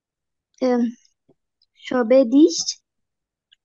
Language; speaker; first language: German; non-native, learner; Bangla